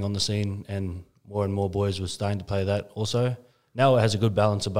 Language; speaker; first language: English; native; English